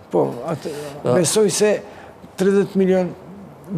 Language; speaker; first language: Albanian; early bilingual, heritage; Turkish